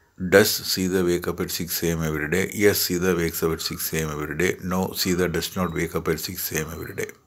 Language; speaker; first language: English; non-native, local second language; Malayalam